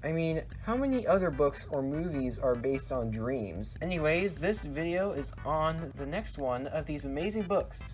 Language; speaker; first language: English; native; English